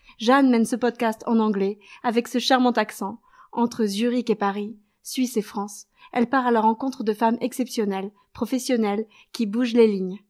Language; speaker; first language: French; native; French